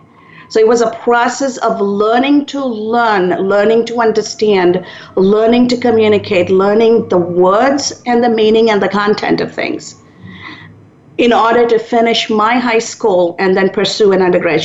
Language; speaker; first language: English; non-native, local second language; Tamil